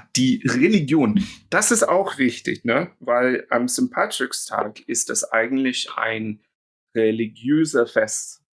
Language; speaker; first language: German; non-native, fluent; English